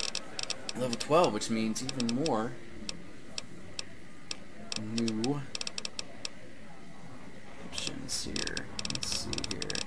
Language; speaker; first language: English; native; English